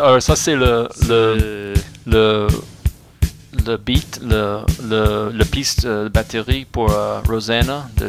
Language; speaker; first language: French; non-native, fluent; English